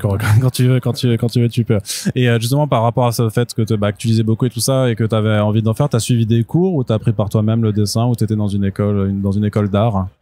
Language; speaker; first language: French; native; French